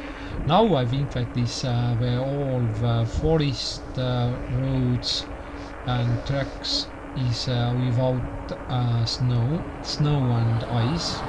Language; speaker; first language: English; non-native, learner; Estonian